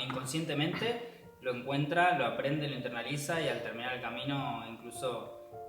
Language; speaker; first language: Spanish; native; Spanish